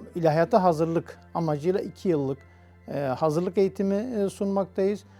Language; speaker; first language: Turkish; native; Turkish